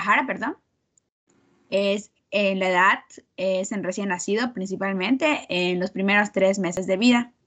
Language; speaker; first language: Spanish; native; Spanish